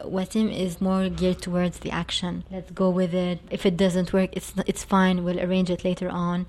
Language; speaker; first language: English; non-native, fluent; Arabic